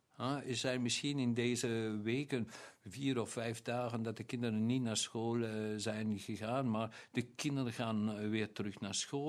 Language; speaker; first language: Dutch; non-native, local second language; German